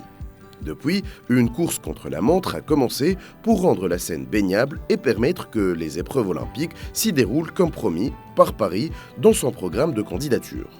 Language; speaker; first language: French; native; French